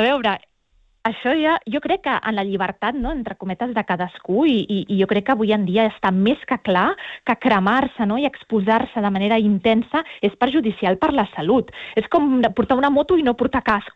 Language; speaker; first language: Catalan; native; Catalan